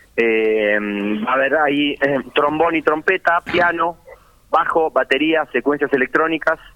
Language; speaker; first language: Spanish; native; Spanish